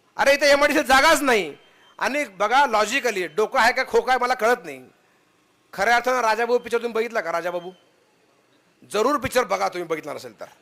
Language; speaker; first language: Marathi; native; Marathi